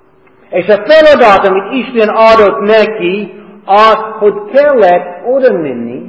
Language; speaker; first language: Hungarian; non-native, fluent; English